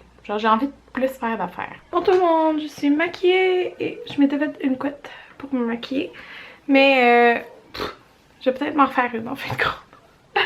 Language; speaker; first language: French; native; French